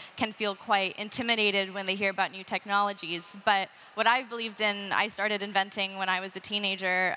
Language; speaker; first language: English; native; English